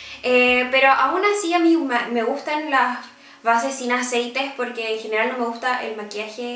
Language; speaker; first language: Spanish; native; Spanish